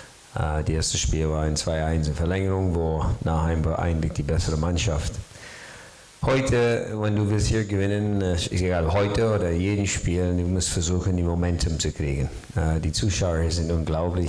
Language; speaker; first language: German; non-native, fluent; English